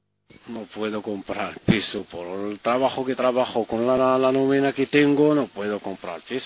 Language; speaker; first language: Spanish; non-native, learner; Arabic